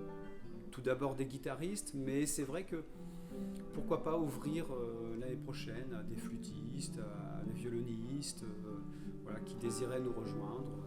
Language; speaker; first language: French; native; French